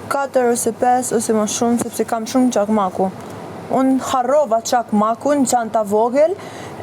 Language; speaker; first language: Albanian; non-native, learner; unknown